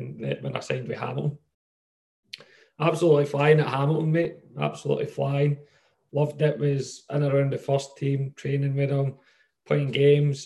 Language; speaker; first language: English; native; English